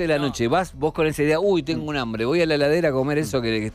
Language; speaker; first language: Spanish; native; Spanish